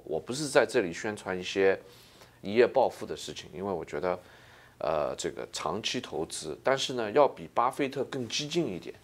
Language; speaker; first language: Chinese; native; Chinese